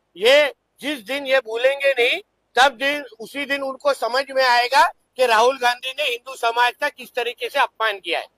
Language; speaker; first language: Hindi; non-native, local second language; Marathi